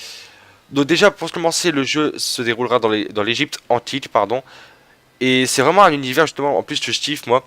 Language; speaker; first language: French; native; French